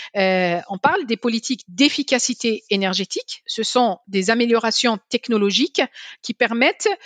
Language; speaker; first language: French; non-native, local second language; Arabic